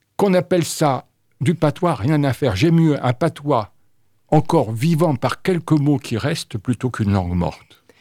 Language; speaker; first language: French; native; French